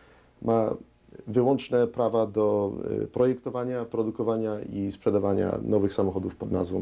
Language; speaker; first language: Polish; early bilingual, heritage; Polish